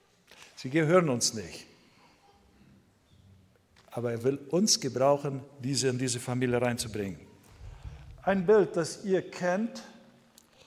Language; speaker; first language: German; non-native, fluent; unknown